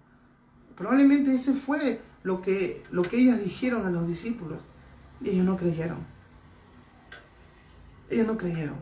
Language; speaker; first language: Spanish; native; Spanish